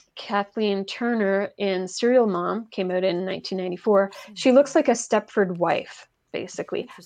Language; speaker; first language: English; non-native, fluent; French